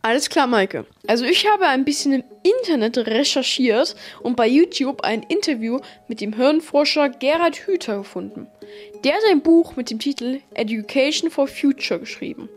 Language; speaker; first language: German; native; German